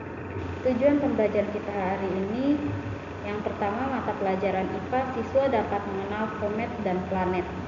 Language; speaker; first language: Indonesian; native; Indonesian